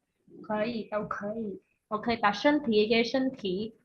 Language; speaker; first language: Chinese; non-native, fluent; Khmer